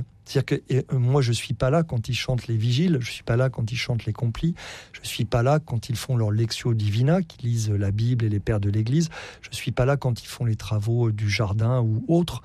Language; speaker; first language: French; native; French